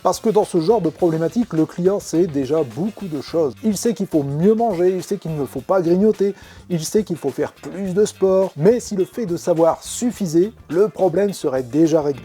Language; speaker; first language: French; native; French